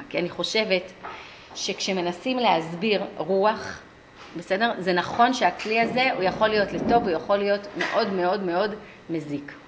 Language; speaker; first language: Hebrew; early bilingual, other home language; English